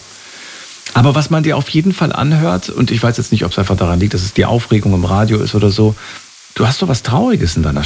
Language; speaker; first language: German; native; German